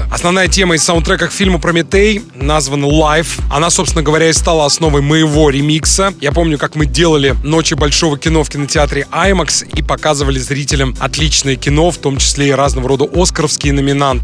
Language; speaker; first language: Russian; native; Russian